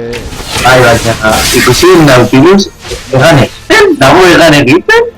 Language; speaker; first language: Basque; non-native, local second language; Spanish